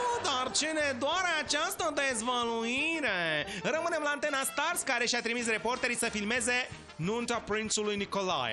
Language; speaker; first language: Romanian; native; Romanian